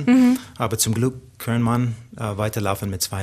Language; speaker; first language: German; non-native, learner; English